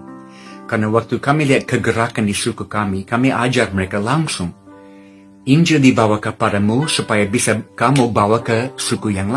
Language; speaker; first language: Indonesian; non-native, fluent; English